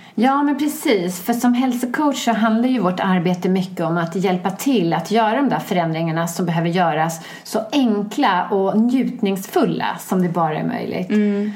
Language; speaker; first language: Swedish; native; Swedish